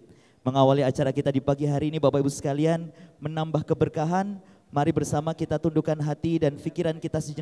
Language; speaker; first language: Indonesian; native; Indonesian